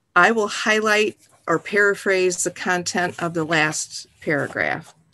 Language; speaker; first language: English; native; English